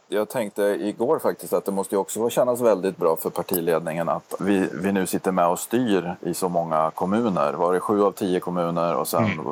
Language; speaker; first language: Swedish; native; Swedish